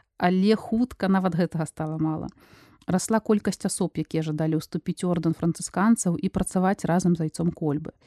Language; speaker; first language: Belarusian; non-native, local second language; Russian